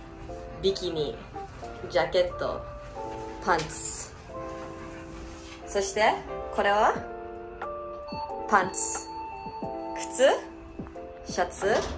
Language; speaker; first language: Japanese; early bilingual, heritage; English